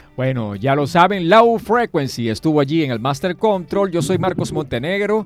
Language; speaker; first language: Spanish; native; Spanish